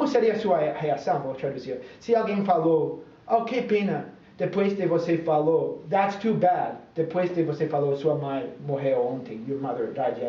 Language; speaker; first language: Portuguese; non-native, fluent; English